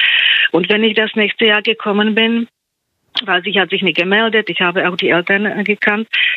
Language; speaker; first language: German; non-native, fluent; Czech